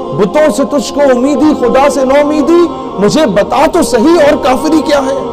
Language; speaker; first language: Urdu; non-native, local second language; Punjabi